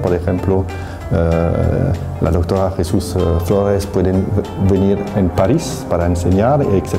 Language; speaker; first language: Spanish; non-native, fluent; French